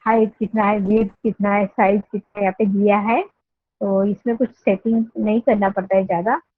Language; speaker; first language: Hindi; non-native, local second language; Marathi